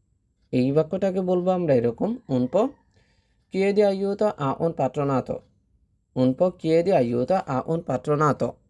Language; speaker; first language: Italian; non-native, fluent; Bangla